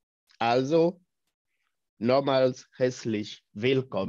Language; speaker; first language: German; non-native, fluent; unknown